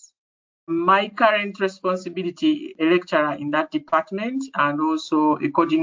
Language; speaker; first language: English; non-native, local second language; Ganda